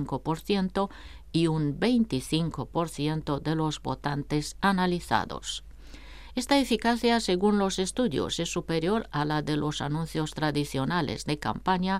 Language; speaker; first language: Spanish; non-native, fluent; Romanian